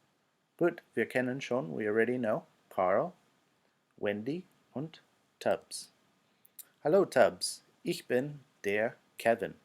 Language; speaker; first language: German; non-native, fluent; English